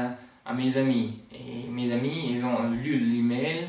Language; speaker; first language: French; non-native, fluent; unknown